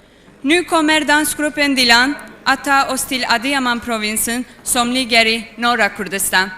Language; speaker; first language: Swedish; non-native, fluent; Kurdish